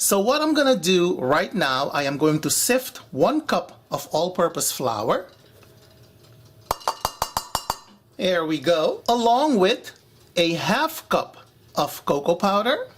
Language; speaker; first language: English; non-native, fluent; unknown